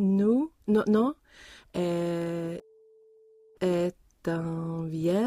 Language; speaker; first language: French; non-native, learner; Swedish